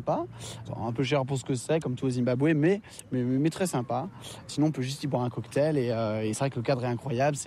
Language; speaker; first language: French; native; French